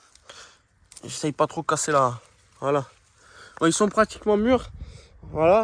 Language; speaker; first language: French; native; French